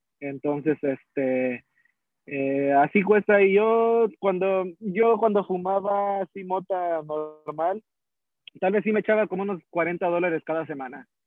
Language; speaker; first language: Spanish; early bilingual, heritage; Spanish